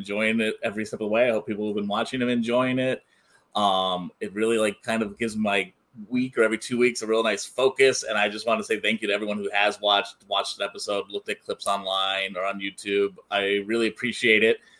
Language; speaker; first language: English; native; English